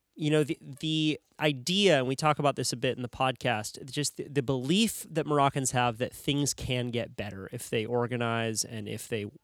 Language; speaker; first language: English; native; English